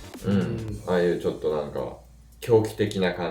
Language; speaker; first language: Japanese; native; Japanese